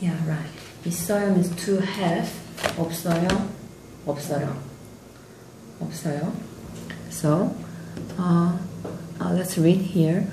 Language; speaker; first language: English; non-native, fluent; Korean